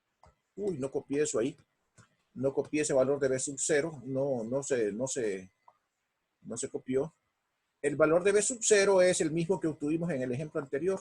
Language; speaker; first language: Spanish; native; Spanish